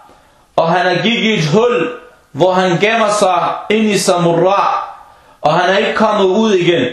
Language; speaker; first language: Danish; early bilingual, other home language; Arabic